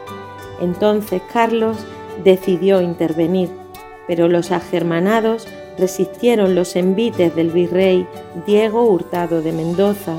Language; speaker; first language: Spanish; native; Spanish